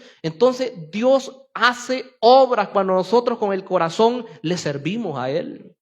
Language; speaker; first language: Spanish; native; Spanish